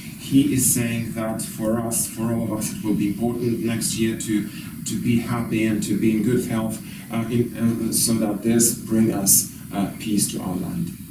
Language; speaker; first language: English; non-native, fluent; Ukrainian